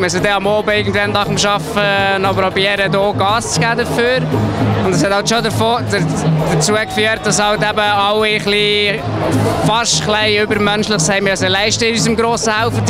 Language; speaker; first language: German; native; German